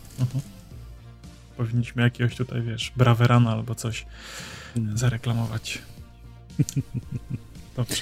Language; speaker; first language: Polish; native; Polish